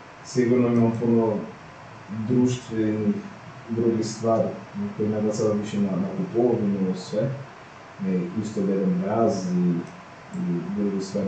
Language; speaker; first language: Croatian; non-native, fluent; Portuguese